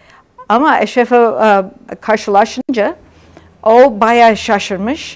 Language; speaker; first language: Turkish; non-native, fluent; English